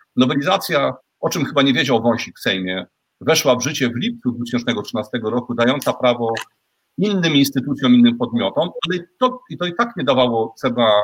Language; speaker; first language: Polish; native; Polish